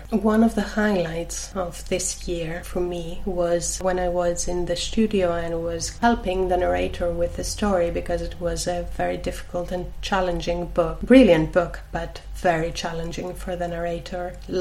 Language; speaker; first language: English; non-native, fluent; Greek